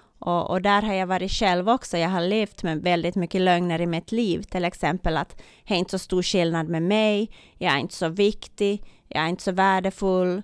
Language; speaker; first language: Swedish; native; Swedish